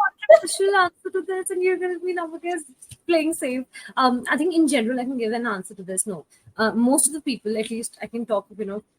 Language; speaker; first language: English; non-native, local second language; Hindi